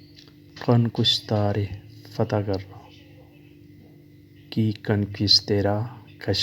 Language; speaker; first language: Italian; non-native, learner; Urdu